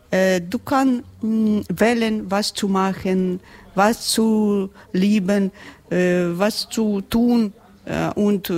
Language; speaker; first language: German; non-native, learner; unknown